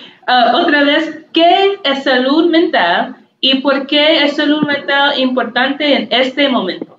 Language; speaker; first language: Spanish; non-native, learner; English